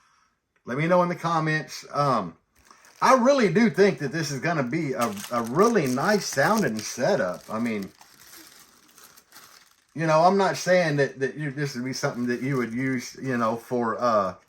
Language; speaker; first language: English; native; English